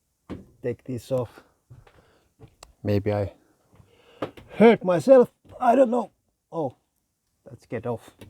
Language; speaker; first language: English; non-native, learner; Finnish